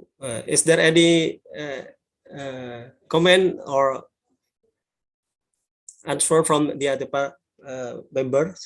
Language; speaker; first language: English; non-native, learner; Indonesian